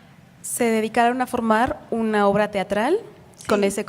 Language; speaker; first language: Spanish; native; Spanish